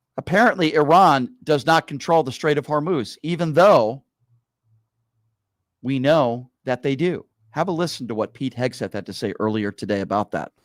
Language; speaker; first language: English; native; English